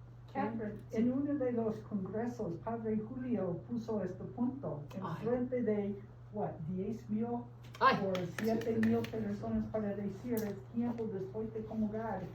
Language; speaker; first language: Spanish; early bilingual, heritage; English